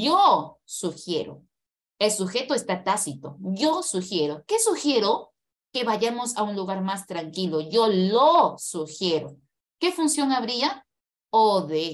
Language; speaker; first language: Spanish; native; Spanish